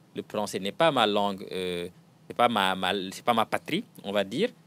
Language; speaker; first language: French; non-native, local second language; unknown